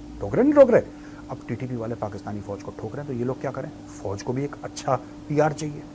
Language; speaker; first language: Hindi; native; Hindi